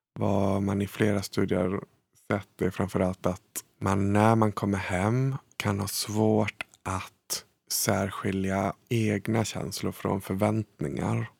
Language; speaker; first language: Swedish; native; Swedish